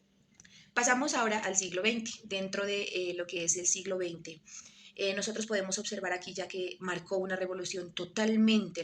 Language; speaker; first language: Spanish; native; Spanish